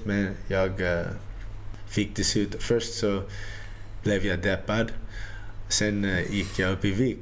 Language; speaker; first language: Swedish; early bilingual, heritage; Swedish